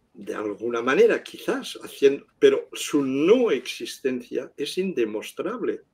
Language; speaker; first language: Spanish; non-native, local second language; Catalan